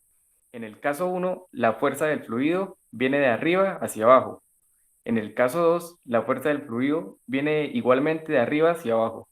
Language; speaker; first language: Spanish; native; Spanish